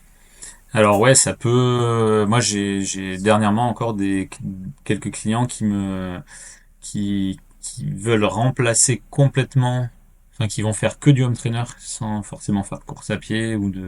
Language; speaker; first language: French; native; French